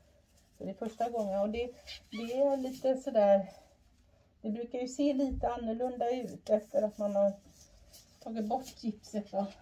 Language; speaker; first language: Swedish; native; Swedish